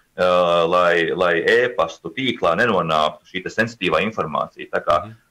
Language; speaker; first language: Latvian; native; Latvian